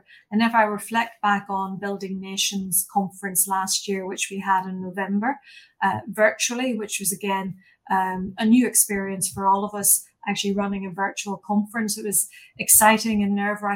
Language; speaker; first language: English; native; English